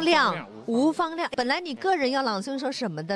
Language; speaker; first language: Chinese; native; Chinese